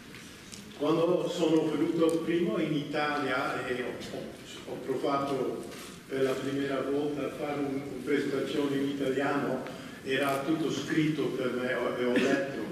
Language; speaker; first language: Italian; non-native, fluent; Dutch